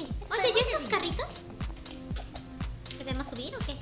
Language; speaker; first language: Spanish; native; Spanish